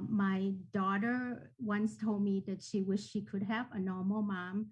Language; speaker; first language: English; non-native, fluent; Thai